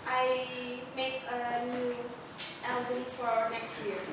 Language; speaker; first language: English; non-native, learner; Indonesian